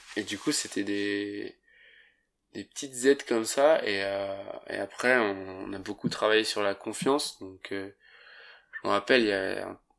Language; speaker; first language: French; native; French